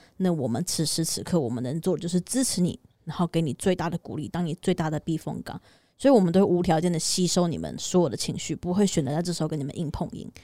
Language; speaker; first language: Chinese; native; Chinese